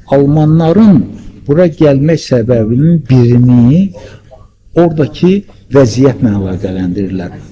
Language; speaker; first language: Azerbaijani; native; Azerbaijani